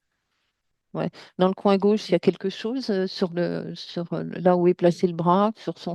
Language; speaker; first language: French; native; French